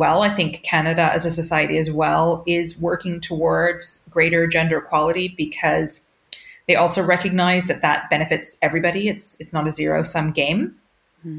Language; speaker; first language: English; native; English